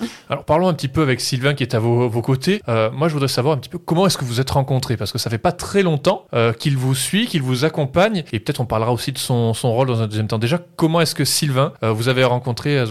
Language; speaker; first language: French; native; French